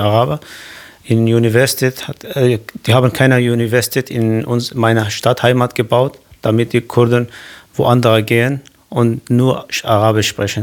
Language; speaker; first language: German; non-native, learner; Kurdish